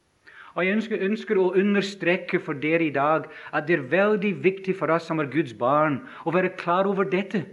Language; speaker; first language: Norwegian; non-native, fluent; English